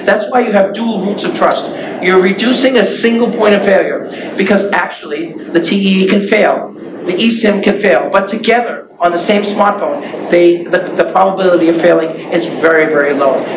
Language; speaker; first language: English; native; English